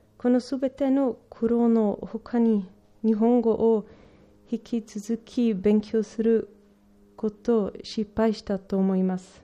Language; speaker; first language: Japanese; non-native, learner; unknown